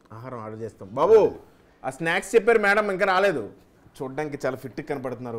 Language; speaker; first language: Telugu; native; Telugu